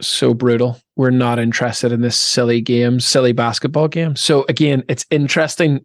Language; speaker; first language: English; native; English